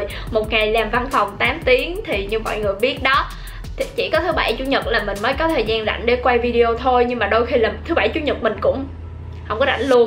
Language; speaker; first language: Vietnamese; native; Vietnamese